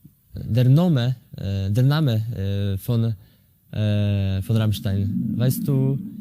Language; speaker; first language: German; non-native, learner; Polish